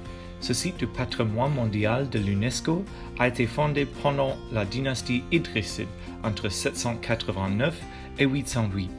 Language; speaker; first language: French; non-native, learner; English